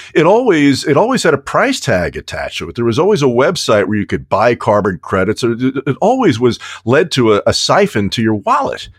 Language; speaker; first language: English; native; English